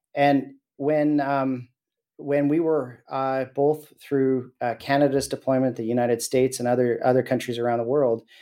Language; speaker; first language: English; native; English